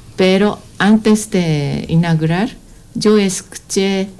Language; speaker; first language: Spanish; non-native, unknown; Japanese